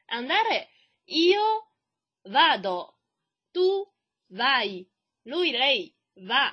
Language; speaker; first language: Italian; non-native, fluent; Chinese